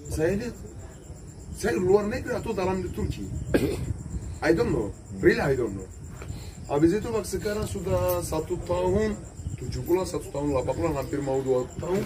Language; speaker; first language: Indonesian; non-native, learner; Kurdish